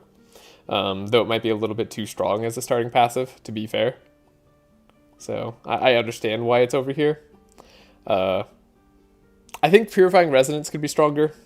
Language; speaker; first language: English; native; English